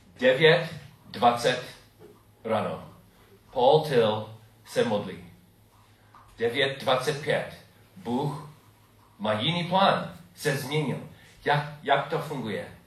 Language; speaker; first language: Czech; non-native, fluent; English